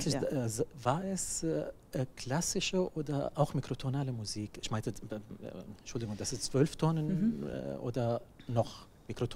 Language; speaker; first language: German; non-native, learner; Arabic